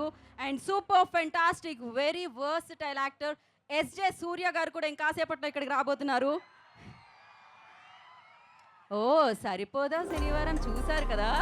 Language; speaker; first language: Telugu; native; Telugu